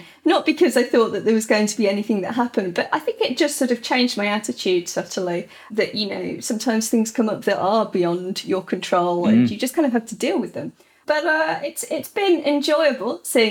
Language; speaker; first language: English; native; English